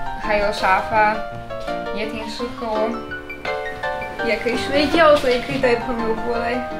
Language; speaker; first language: Chinese; non-native, fluent; Slovak